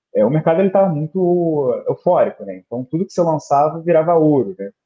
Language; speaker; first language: Portuguese; native; Portuguese